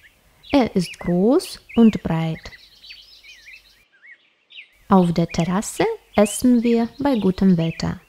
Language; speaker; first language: German; non-native, fluent; Russian